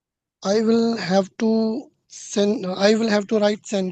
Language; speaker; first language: English; non-native, learner; Hindi